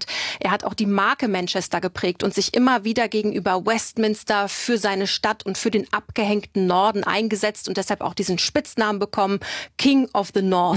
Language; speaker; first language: German; native; German